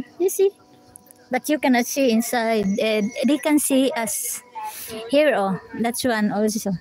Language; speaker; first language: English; non-native, learner; Filipino